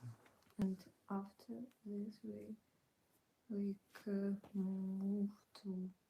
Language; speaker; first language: English; non-native, learner; Ukrainian